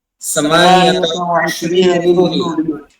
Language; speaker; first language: Arabic; non-native, learner; Bangla